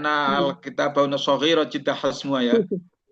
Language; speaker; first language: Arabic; non-native, fluent; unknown